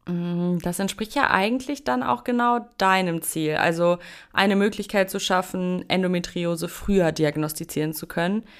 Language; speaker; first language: German; native; German